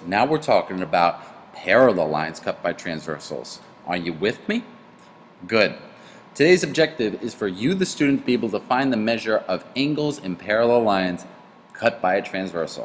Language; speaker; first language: English; native; English